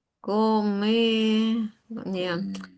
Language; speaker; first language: Spanish; non-native, learner; Ukrainian